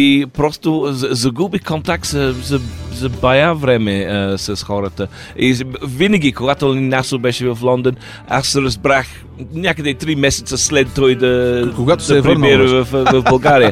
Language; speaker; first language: Bulgarian; non-native, learner; English